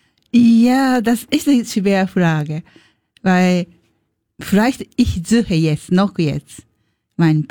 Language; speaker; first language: German; non-native, learner; Japanese